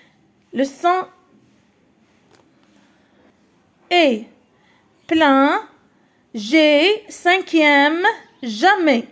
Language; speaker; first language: French; non-native, local second language; Arabic